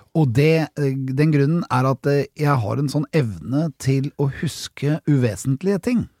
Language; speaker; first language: Norwegian; native; Norwegian